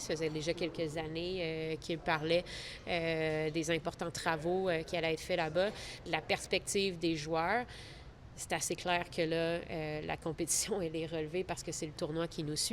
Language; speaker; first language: French; native; French